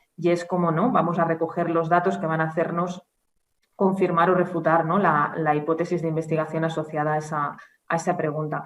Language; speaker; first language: Spanish; native; Spanish